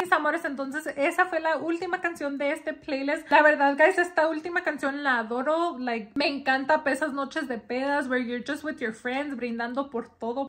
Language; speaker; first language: Spanish; early bilingual, heritage; Spanish